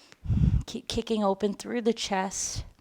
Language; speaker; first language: English; native; English